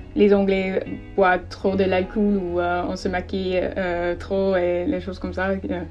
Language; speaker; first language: French; non-native, fluent; English